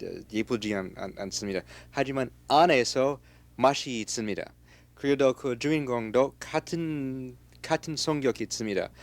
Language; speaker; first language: Korean; non-native, fluent; English